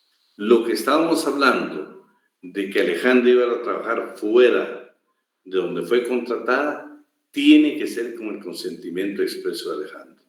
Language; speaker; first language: Spanish; native; Spanish